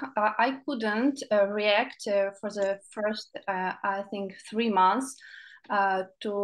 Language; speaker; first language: English; non-native, learner; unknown